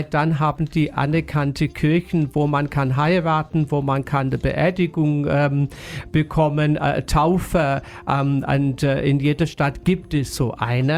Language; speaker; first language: German; non-native, fluent; English